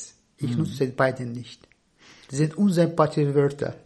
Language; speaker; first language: German; non-native, fluent; Turkish